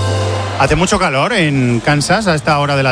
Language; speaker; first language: Spanish; native; Spanish